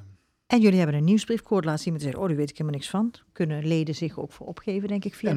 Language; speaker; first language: Dutch; native; Dutch